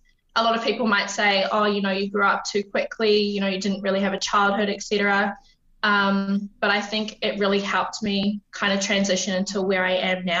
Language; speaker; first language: English; native; English